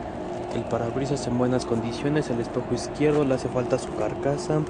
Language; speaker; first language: Spanish; native; Spanish